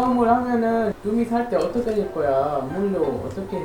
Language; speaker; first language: Korean; non-native, fluent; Malay